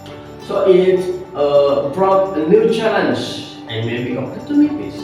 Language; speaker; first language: English; non-native, learner; Indonesian